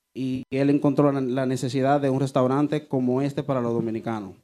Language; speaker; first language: Spanish; early bilingual, heritage; Spanish